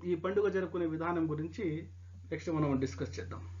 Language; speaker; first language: Telugu; non-native, local second language; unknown